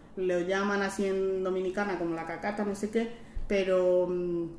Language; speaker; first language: Spanish; native; Spanish